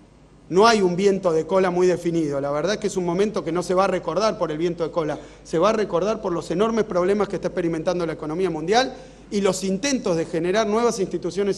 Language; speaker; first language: Spanish; native; Spanish